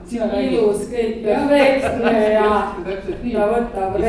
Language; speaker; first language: Estonian; non-native, learner; Croatian